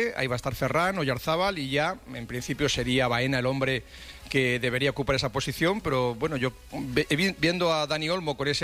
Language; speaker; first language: Spanish; native; Spanish